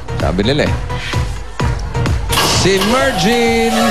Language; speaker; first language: Filipino; native; Filipino